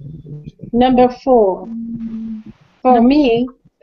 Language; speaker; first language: English; non-native, learner; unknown